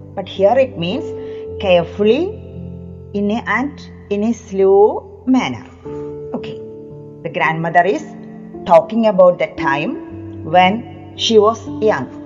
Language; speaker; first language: English; non-native, local second language; Malayalam